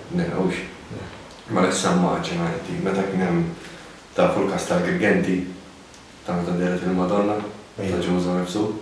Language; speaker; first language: Maltese; native; Maltese